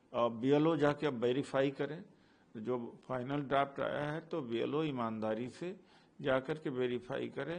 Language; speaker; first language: Hindi; native; Hindi